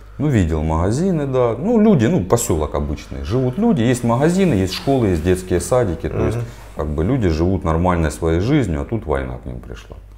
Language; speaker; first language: Russian; native; Russian